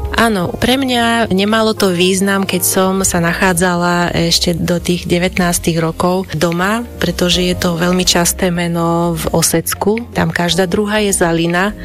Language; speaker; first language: Slovak; non-native, fluent; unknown